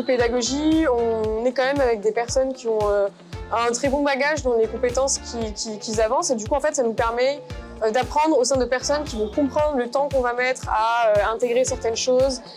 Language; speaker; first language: French; native; French